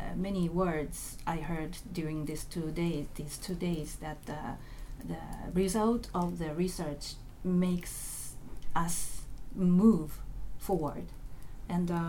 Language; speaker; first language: English; non-native, learner; Japanese